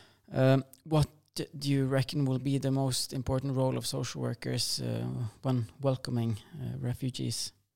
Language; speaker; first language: English; non-native, fluent; Norwegian